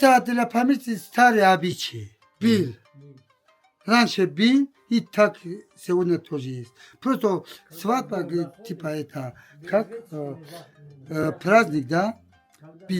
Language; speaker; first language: Russian; non-native, learner; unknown